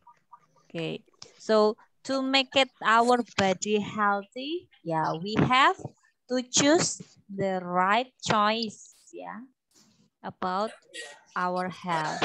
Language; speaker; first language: English; non-native, fluent; Indonesian